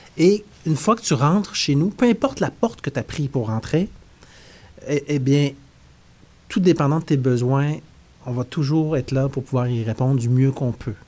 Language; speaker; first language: French; native; French